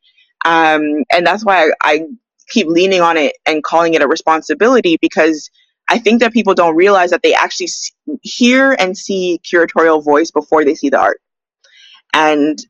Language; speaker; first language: English; native; English